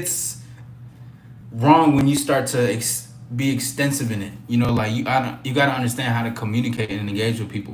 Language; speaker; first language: English; native; English